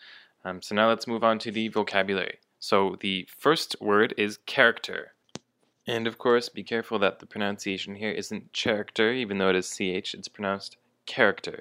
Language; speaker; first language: English; native; English